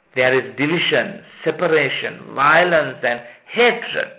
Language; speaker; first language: English; non-native, local second language; Sinhala